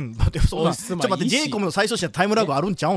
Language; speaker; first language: Japanese; native; Japanese